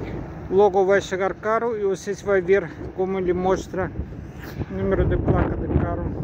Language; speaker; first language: Portuguese; non-native, learner; Russian